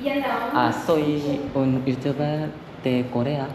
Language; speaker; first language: Spanish; non-native, learner; Korean